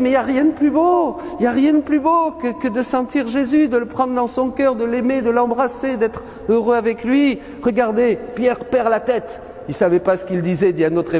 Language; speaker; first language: French; native; French